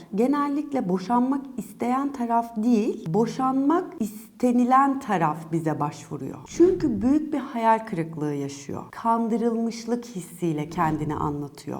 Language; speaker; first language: Turkish; native; Turkish